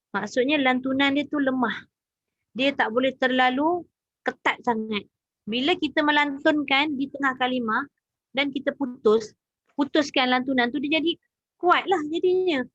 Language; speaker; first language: Malay; native; Malay